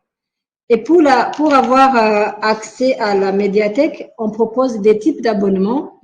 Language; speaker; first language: French; non-native, local second language; Rundi